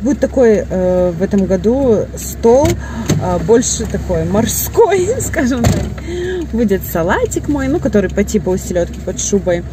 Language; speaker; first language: Russian; native; Russian